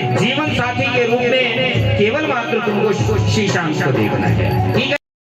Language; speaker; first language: Hindi; native; Hindi